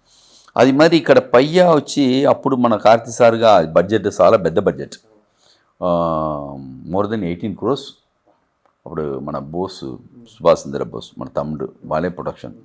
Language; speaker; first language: Telugu; non-native, learner; Tamil